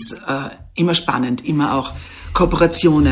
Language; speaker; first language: German; native; German